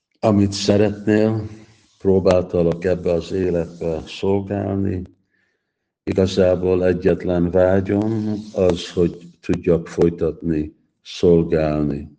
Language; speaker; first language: Hungarian; early bilingual, heritage; Hungarian